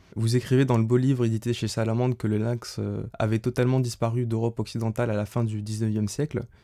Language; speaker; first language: French; native; French